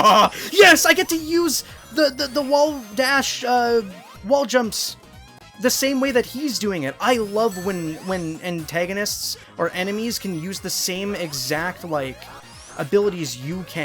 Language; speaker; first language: English; native; English